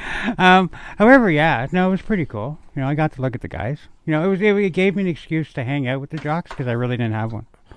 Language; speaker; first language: English; native; English